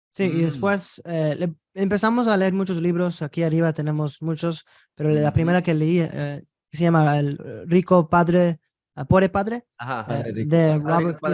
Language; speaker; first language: Spanish; early bilingual, heritage; Spanish